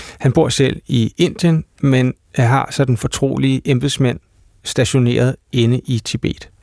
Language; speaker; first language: Danish; native; Danish